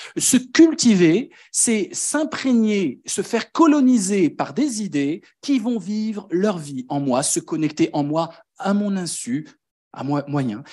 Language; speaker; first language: French; native; French